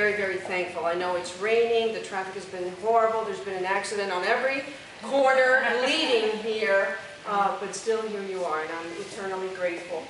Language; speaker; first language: English; early bilingual, other home language; Spanish